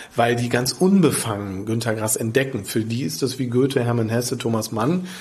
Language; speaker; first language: German; native; German